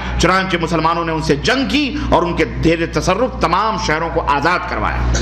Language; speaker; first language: Urdu; native; Urdu